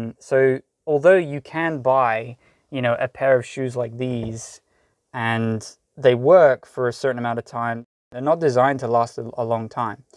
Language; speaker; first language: English; native; English